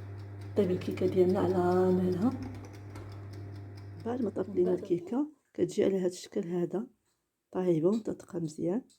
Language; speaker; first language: Arabic; native; Arabic